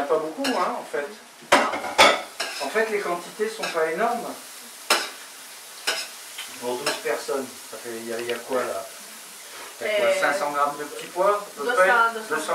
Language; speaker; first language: French; native; French